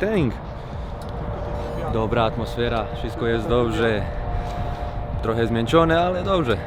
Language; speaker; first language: Polish; non-native, learner; Serbian